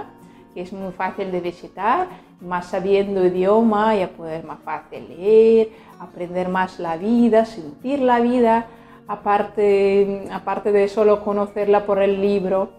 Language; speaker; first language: Spanish; non-native, fluent; Russian